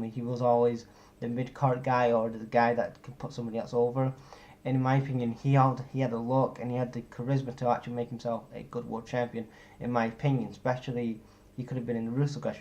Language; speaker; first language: English; native; English